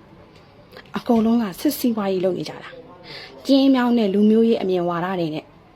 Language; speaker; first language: Burmese; native; Burmese